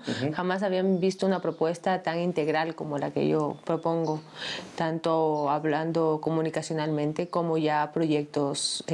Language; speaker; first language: Spanish; native; Spanish